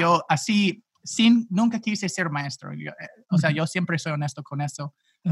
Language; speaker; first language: Spanish; non-native, fluent; English